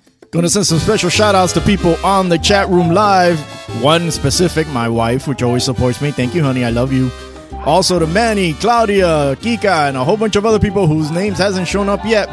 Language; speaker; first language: English; early bilingual, other home language; Spanish